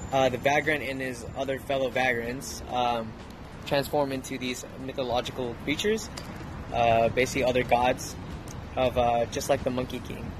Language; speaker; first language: English; early bilingual, other home language; Spanish